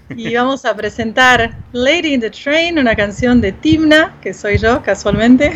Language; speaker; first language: Spanish; early bilingual, heritage; Spanish